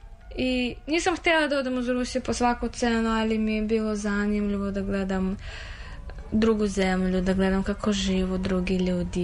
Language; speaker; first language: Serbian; non-native, fluent; Russian